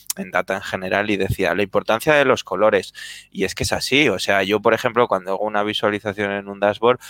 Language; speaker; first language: Spanish; native; Spanish